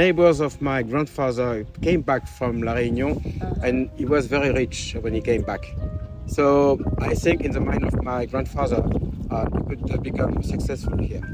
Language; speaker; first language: English; non-native, fluent; French